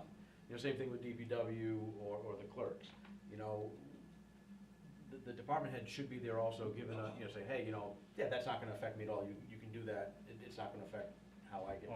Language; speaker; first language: English; native; English